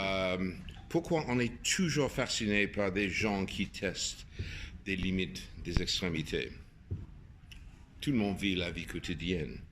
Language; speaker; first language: French; non-native, fluent; English